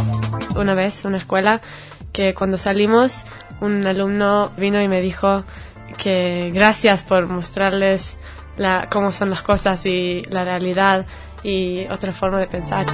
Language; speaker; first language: Spanish; non-native, fluent; Hebrew